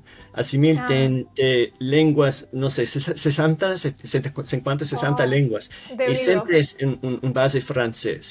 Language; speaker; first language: Spanish; non-native, fluent; English